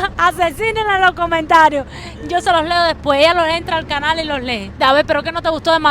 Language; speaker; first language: Spanish; native; Spanish